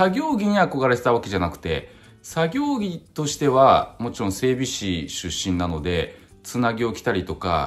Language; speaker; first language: Japanese; native; Japanese